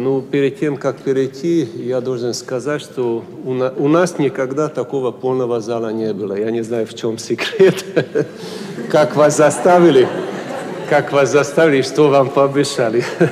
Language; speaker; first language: Russian; non-native, fluent; Hungarian